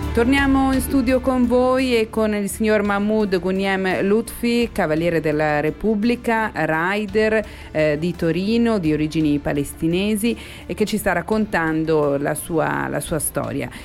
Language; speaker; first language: Italian; native; Italian